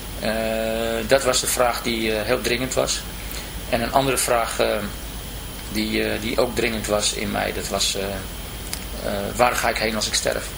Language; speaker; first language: Dutch; native; Dutch